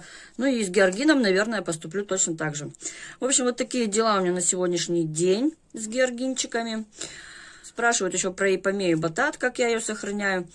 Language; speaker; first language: Russian; native; Russian